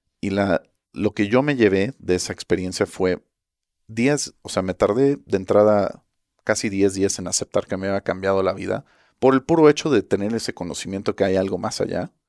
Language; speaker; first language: Spanish; early bilingual, heritage; Spanish